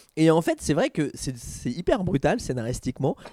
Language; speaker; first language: French; native; French